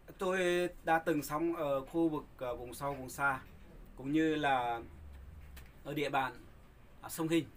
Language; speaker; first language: Vietnamese; non-native, local second language; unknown